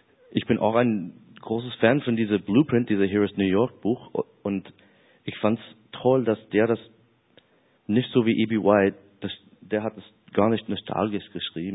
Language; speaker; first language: German; non-native, fluent; English